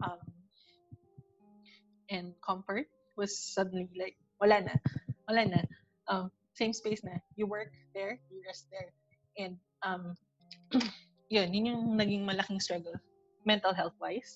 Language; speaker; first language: English; non-native, local second language; Filipino